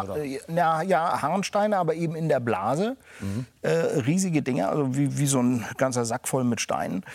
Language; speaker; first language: German; native; German